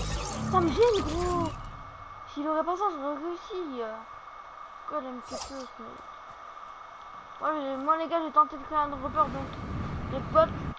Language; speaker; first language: French; native; French